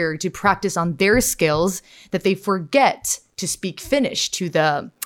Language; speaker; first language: English; non-native, fluent; Finnish